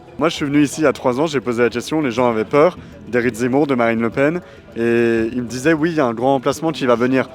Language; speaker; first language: French; native; French